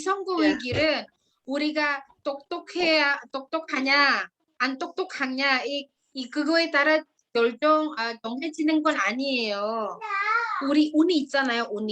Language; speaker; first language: Korean; non-native, fluent; Indonesian